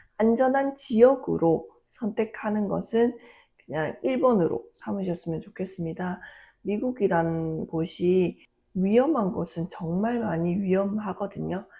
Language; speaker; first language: Korean; native; Korean